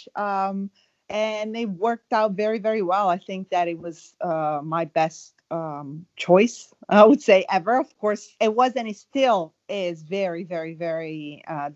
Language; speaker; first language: English; non-native, fluent; Italian